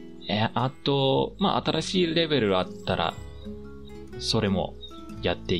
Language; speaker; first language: Japanese; non-native, fluent; English